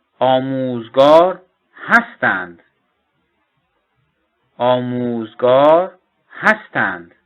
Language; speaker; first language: Persian; non-native, fluent; Turkish